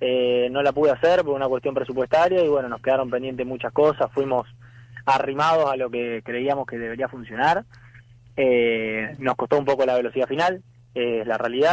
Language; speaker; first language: Spanish; native; Spanish